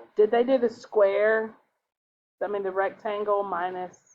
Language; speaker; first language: English; native; English